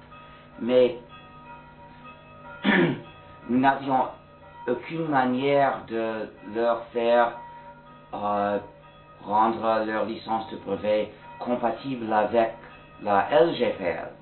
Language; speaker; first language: French; non-native, fluent; English